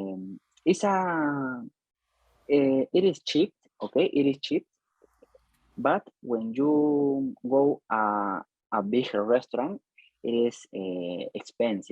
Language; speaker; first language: English; non-native, learner; Spanish